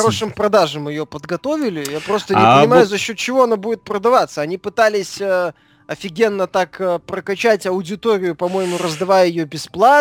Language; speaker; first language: Russian; native; Russian